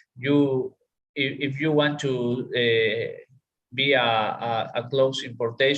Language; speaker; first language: English; non-native, learner; Spanish